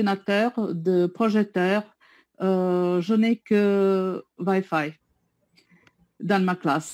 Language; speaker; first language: French; non-native, fluent; Serbian